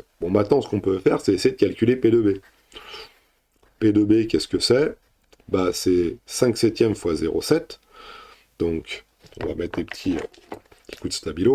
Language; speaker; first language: French; native; French